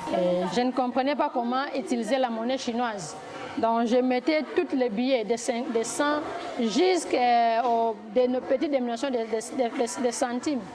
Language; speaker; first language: French; non-native, local second language; Lingala